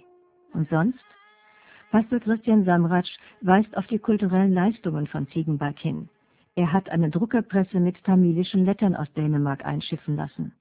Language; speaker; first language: German; native; German